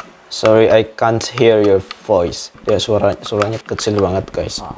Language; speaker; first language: English; non-native, learner; Indonesian